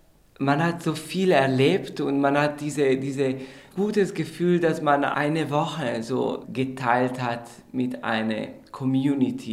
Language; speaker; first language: German; non-native, fluent; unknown